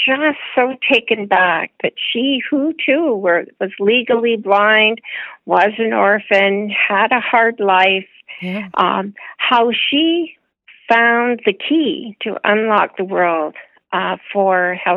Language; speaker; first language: English; native; English